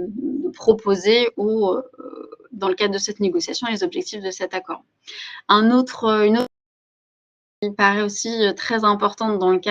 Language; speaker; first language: French; native; French